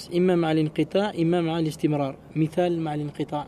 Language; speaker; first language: Arabic; non-native, fluent; French